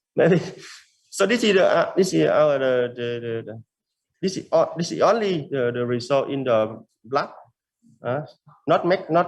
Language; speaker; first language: English; non-native, learner; Vietnamese